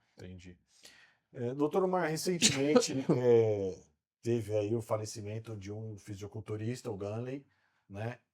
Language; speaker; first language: Portuguese; native; Portuguese